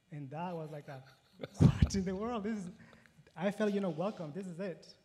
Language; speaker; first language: English; non-native, fluent; Spanish